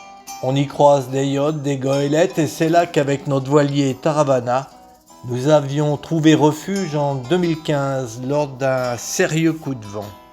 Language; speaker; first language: French; native; French